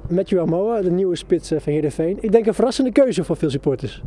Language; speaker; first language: Dutch; native; Dutch